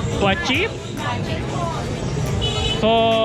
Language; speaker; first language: English; non-native, learner; Japanese